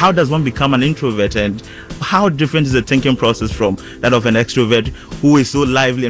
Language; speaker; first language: English; non-native, local second language; Ewe